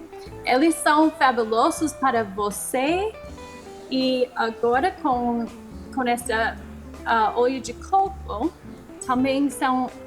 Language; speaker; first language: Portuguese; non-native, fluent; English